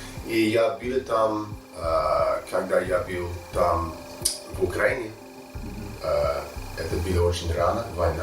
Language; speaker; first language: Russian; non-native, learner; English